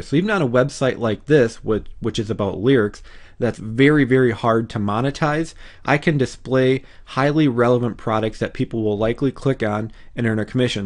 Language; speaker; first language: English; native; English